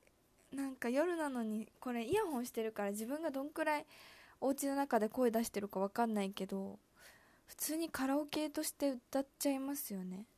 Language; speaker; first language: Japanese; native; Japanese